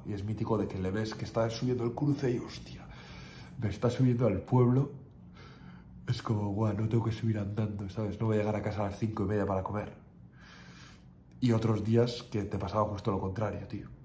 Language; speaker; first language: Spanish; native; Spanish